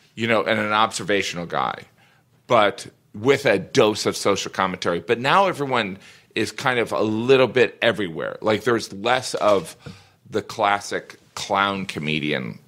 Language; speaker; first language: English; native; English